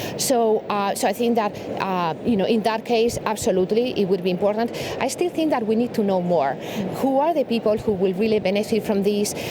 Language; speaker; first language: English; non-native, fluent; Spanish